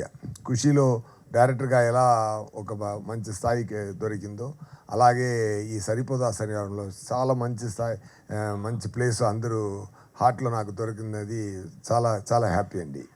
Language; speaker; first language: Telugu; non-native, local second language; Tamil